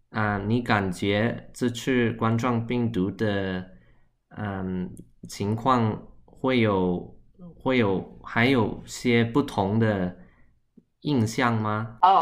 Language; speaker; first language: Chinese; early bilingual, heritage; Chinese